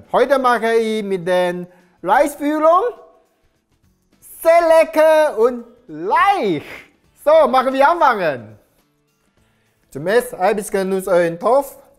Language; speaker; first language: German; non-native, learner; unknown